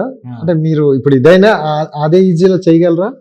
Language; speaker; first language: Telugu; native; Telugu